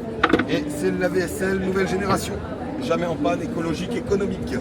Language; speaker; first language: French; native; French